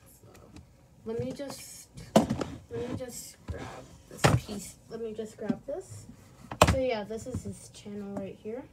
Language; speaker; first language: English; native; English